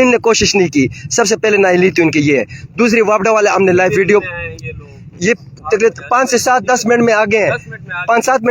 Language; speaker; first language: Urdu; native; Urdu